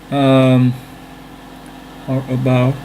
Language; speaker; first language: English; non-native, learner; Vietnamese